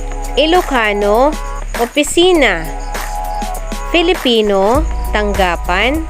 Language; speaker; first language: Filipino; non-native, local second language; Iloko